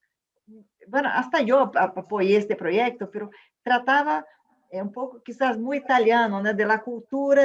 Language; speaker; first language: Spanish; non-native, fluent; Portuguese